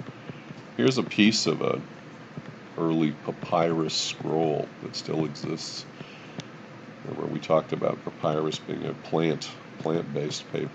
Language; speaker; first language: English; native; English